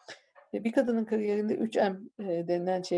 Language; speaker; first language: Turkish; native; Turkish